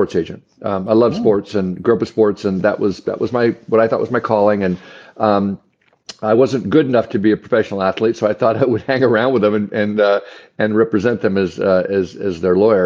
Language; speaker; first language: English; native; English